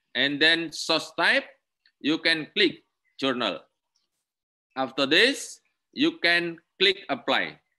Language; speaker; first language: English; non-native, learner; Indonesian